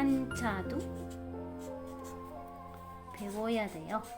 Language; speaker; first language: Korean; non-native, fluent; Indonesian